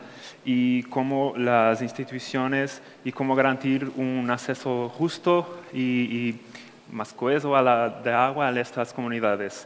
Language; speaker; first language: Spanish; non-native, fluent; Portuguese